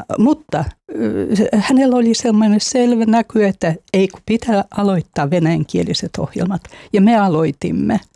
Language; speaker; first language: Finnish; non-native, fluent; Russian